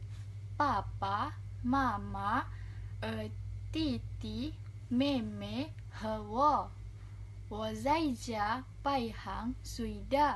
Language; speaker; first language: Chinese; non-native, learner; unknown